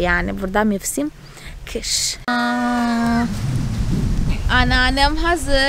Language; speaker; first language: Turkish; non-native, fluent; Portuguese